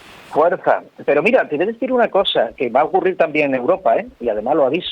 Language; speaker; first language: Spanish; native; Spanish